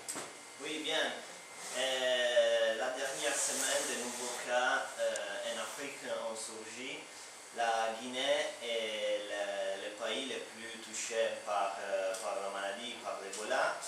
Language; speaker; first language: French; non-native, learner; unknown